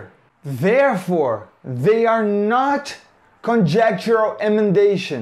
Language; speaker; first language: English; non-native, fluent; Portuguese